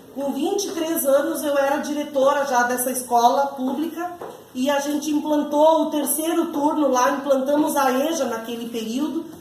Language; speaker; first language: Portuguese; early bilingual, other home language; Spanish